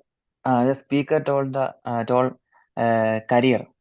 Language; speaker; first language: English; non-native, learner; Malayalam